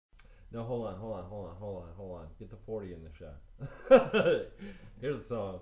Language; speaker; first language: English; native; English